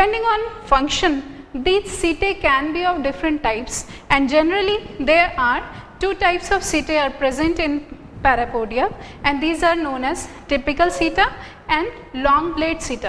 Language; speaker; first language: English; non-native, local second language; Hindi